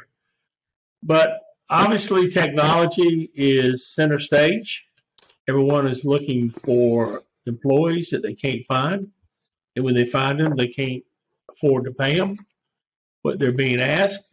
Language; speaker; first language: English; native; English